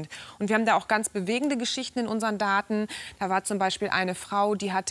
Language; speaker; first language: German; native; German